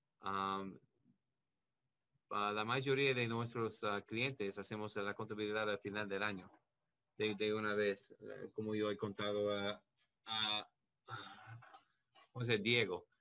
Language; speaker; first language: Spanish; non-native, learner; English